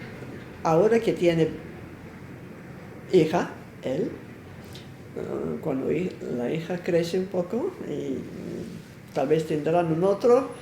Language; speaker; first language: Spanish; non-native, fluent; English